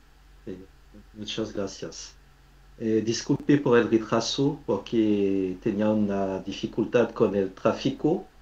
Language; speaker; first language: Spanish; non-native, fluent; French